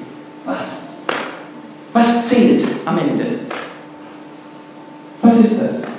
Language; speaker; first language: German; non-native, fluent; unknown